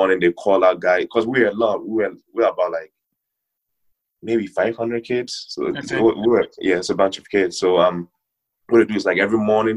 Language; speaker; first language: English; non-native, local second language; Ewe